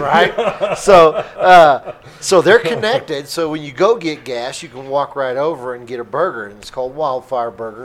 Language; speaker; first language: English; native; English